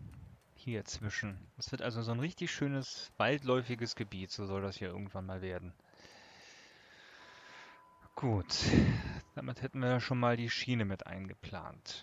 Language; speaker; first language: German; native; German